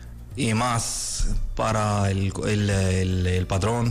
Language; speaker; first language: Spanish; non-native, learner; Arabic